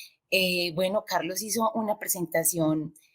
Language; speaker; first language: Spanish; native; Spanish